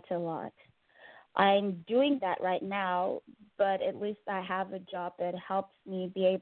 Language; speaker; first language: English; non-native, local second language; Shona